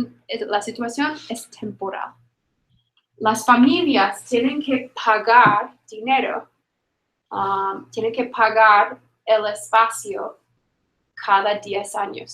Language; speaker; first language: Spanish; non-native, fluent; English